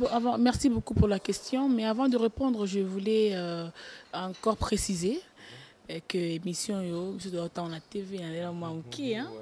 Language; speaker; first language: French; non-native, local second language; Lingala